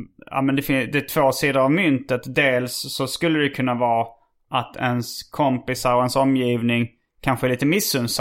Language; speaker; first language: Swedish; native; Swedish